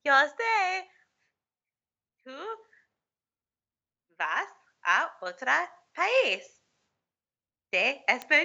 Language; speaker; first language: Spanish; non-native, learner; English